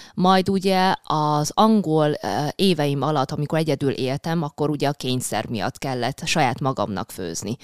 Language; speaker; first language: Hungarian; early bilingual, other home language; Chinese